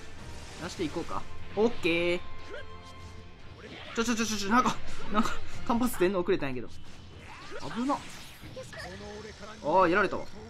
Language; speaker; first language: Japanese; native; Japanese